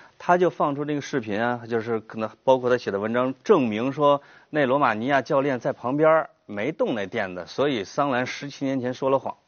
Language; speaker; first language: Chinese; native; Chinese